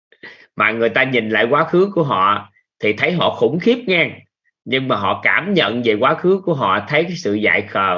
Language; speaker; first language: Vietnamese; native; Vietnamese